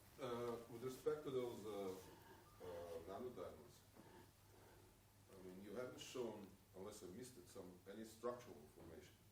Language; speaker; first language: English; non-native, fluent; Hebrew